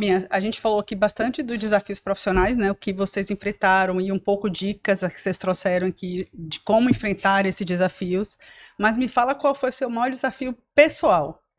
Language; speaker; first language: Portuguese; native; Portuguese